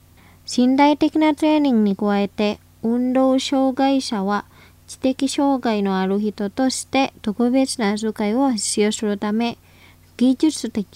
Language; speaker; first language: Japanese; non-native, fluent; Indonesian